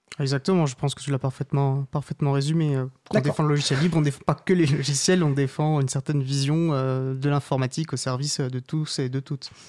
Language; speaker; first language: French; native; French